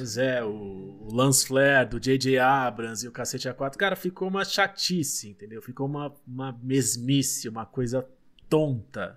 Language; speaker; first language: Portuguese; native; Portuguese